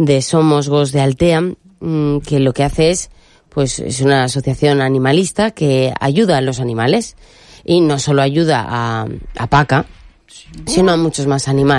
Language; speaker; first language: Spanish; native; Spanish